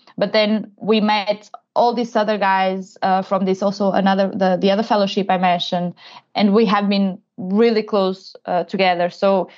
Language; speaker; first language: English; non-native, fluent; Portuguese